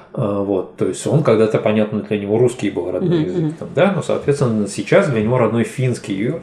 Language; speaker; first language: Russian; non-native, local second language; Tajik